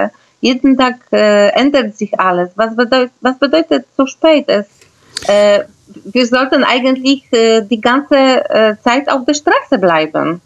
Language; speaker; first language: German; non-native, fluent; Polish